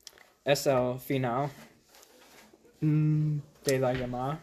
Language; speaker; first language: Spanish; non-native, learner; English